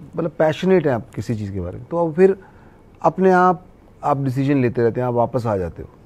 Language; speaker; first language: Hindi; native; Hindi